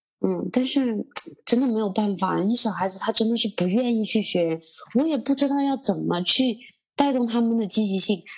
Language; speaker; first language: Chinese; native; Chinese